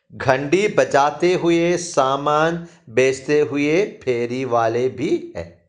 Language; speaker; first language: Hindi; non-native, local second language; Malayalam